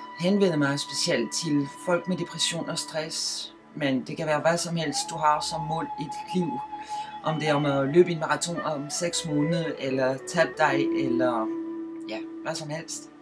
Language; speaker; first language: Danish; non-native, fluent; French